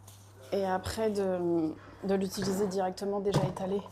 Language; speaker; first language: French; early bilingual, other home language; Portuguese